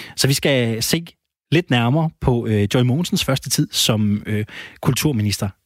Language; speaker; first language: Danish; native; Danish